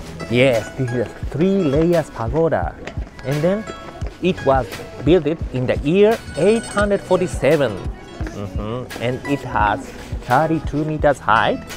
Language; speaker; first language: English; non-native, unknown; Japanese